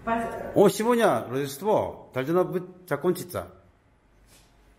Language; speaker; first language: Russian; non-native, learner; Korean